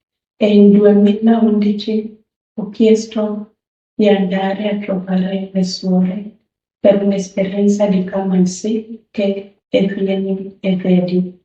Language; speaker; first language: Italian; non-native, learner; Luo (Kenya and Tanzania)